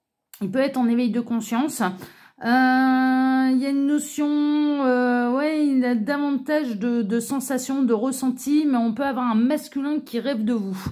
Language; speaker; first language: French; native; French